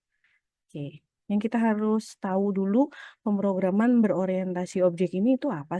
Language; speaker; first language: Indonesian; native; Indonesian